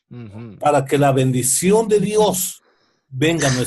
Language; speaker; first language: Spanish; native; Spanish